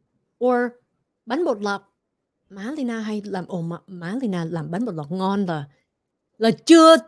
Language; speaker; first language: Vietnamese; early bilingual, heritage; Vietnamese